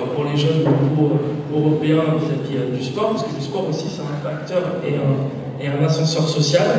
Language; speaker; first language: French; native; French